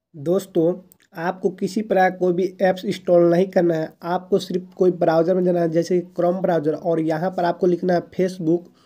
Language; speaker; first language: Hindi; native; Hindi